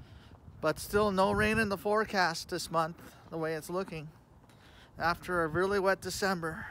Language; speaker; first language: English; native; English